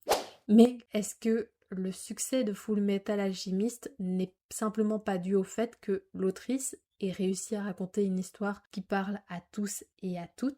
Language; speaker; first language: French; native; French